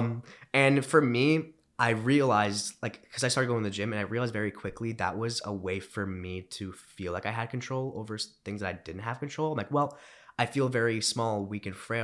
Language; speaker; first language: English; early bilingual, other home language; Romanian